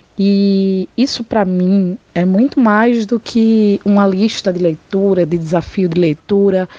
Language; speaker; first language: Portuguese; native; Portuguese